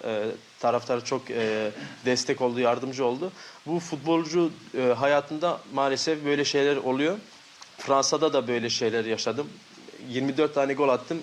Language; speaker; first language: Turkish; early bilingual, heritage; Turkish